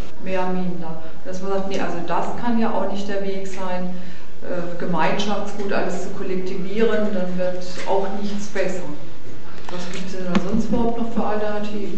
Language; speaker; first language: German; native; German